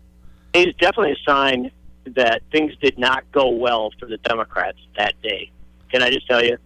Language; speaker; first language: English; native; English